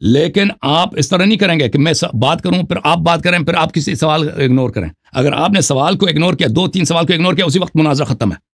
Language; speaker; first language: Urdu; non-native, fluent; Persian